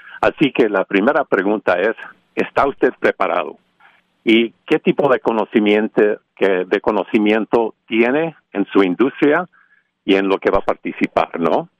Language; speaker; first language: Spanish; early bilingual, heritage; Spanish